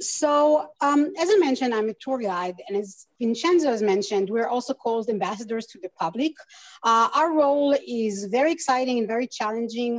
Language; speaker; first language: English; non-native, fluent; Hebrew